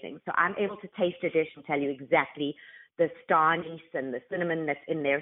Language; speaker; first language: English; native; English